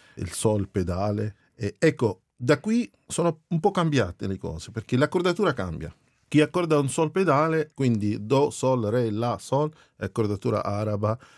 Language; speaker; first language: Italian; non-native, fluent; Arabic